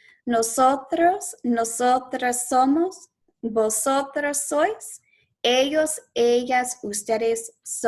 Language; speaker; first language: Spanish; non-native, fluent; English